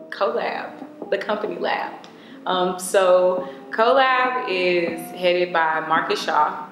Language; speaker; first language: English; native; English